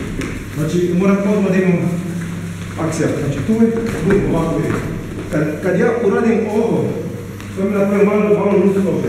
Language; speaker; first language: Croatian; non-native, fluent; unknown